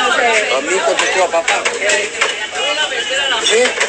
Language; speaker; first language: Italian; non-native, learner; Albanian